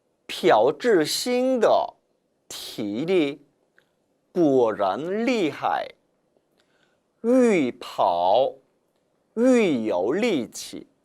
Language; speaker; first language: Chinese; non-native, fluent; Korean